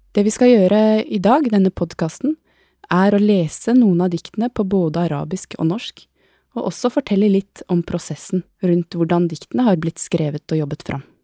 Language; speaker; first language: Norwegian; native; Norwegian